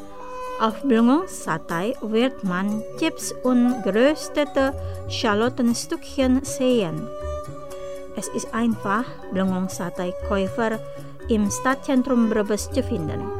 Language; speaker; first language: German; non-native, learner; Indonesian